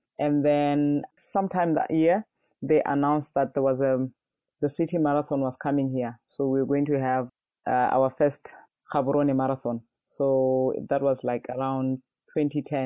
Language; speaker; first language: English; non-native, local second language; Tswana